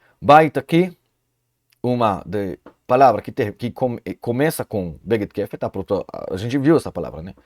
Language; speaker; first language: Portuguese; non-native, fluent; Hebrew